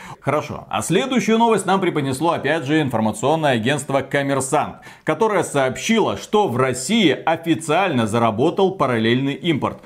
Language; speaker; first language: Russian; native; Russian